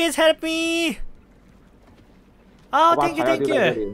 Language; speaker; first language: English; non-native, learner; Japanese